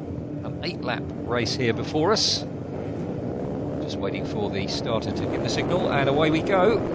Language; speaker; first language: English; native; English